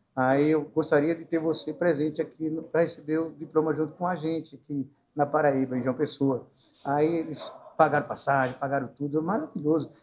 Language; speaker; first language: Portuguese; native; Portuguese